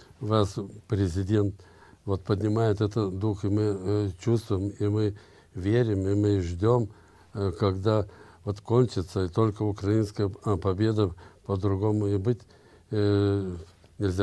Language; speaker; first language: Russian; non-native, local second language; Lithuanian